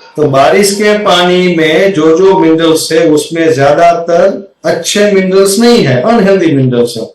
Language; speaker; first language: Hindi; non-native, local second language; Gujarati